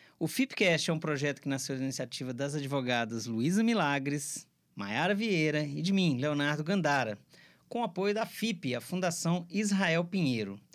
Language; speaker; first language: Portuguese; native; Portuguese